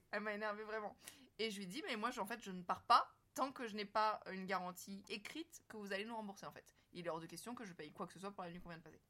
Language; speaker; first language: French; native; French